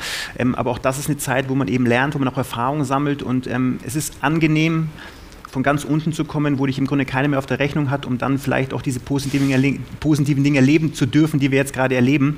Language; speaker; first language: German; native; German